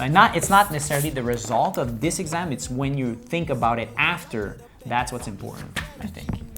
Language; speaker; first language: English; native; English